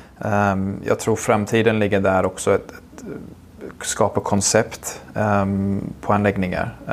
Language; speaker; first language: Swedish; non-native, fluent; English